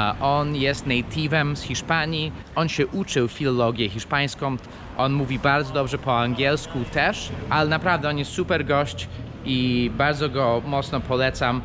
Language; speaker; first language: Polish; non-native, fluent; English